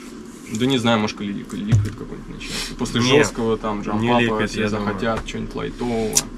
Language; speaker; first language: Russian; native; Russian